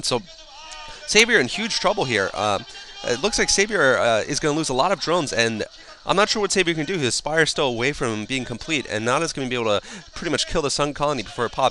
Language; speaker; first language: English; native; English